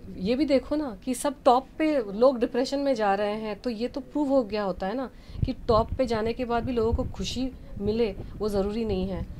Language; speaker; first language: Hindi; non-native, local second language; Bangla